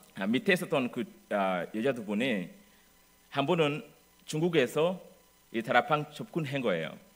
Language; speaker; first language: Korean; non-native, fluent; English